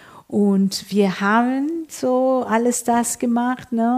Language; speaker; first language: German; non-native, fluent; Spanish